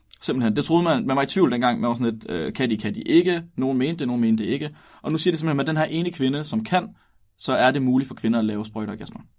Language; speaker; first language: Danish; native; Danish